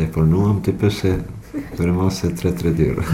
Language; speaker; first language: French; non-native, learner; Albanian